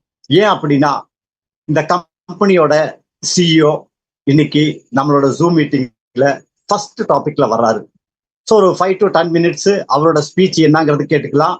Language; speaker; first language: Tamil; native; Tamil